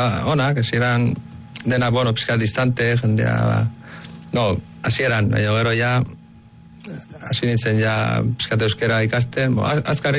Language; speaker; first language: Basque; early bilingual, other home language; Arabic